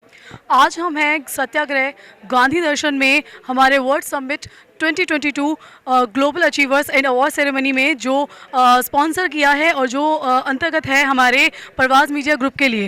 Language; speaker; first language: Hindi; native; Hindi